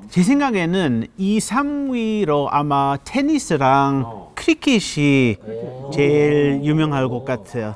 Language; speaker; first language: Korean; non-native, fluent; English